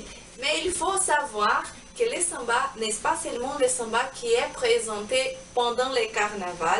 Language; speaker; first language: French; non-native, learner; Portuguese